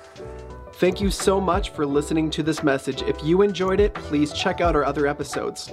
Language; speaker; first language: English; native; English